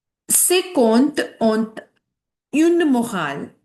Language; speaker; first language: French; non-native, fluent; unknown